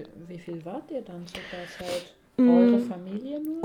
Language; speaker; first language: German; native; German